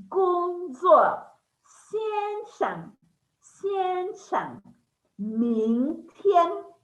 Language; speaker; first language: Chinese; non-native, fluent; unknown